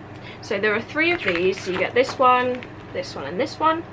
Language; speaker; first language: English; native; English